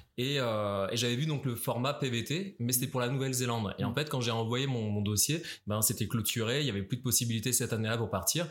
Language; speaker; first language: French; native; French